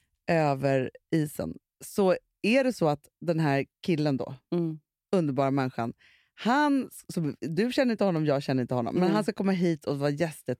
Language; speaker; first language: Swedish; native; Swedish